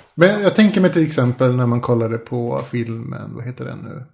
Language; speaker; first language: Swedish; early bilingual, other home language; Spanish